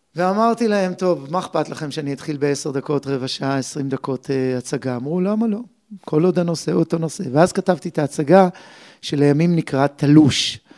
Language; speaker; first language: Hebrew; native; Hebrew